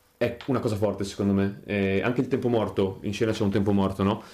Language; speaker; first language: Italian; native; Italian